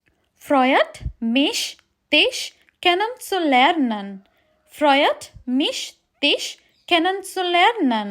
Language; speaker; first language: German; non-native, learner; Sinhala